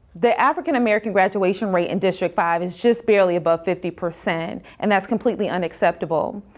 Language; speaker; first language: English; native; English